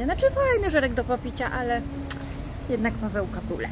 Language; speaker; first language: Polish; native; Polish